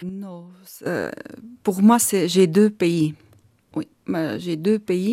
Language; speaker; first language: French; non-native, fluent; Armenian